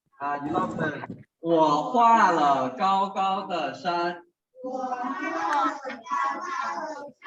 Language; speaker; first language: Chinese; non-native, fluent; Thai